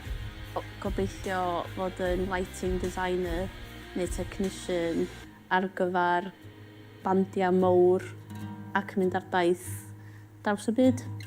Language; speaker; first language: Welsh; native; Welsh